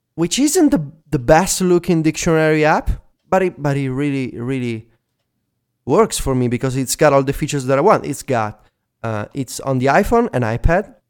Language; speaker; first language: English; non-native, fluent; Italian